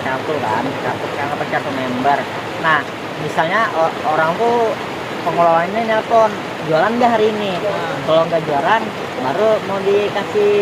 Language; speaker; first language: Indonesian; native; Indonesian